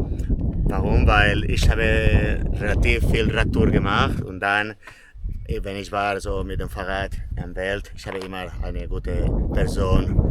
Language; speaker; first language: German; non-native, learner; Spanish